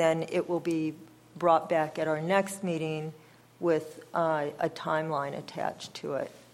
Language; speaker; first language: English; native; English